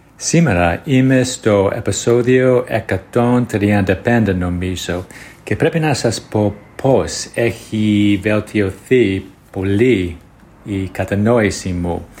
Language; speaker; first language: Greek; non-native, learner; English